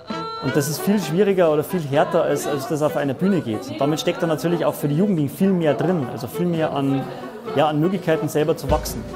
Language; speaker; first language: German; native; German